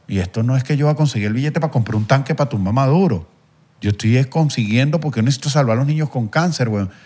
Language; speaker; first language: Spanish; native; Spanish